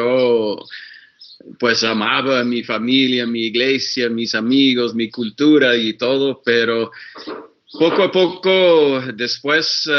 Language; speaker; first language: Spanish; non-native, fluent; English